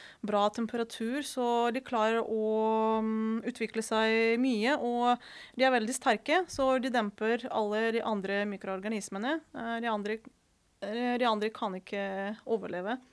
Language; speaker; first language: Norwegian; non-native, fluent; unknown